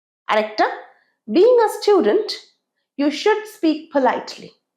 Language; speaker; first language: English; non-native, local second language; Bangla